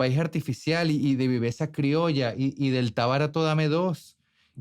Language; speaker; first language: Spanish; native; Spanish